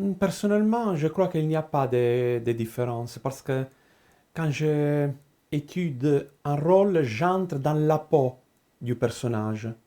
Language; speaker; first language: French; non-native, fluent; Italian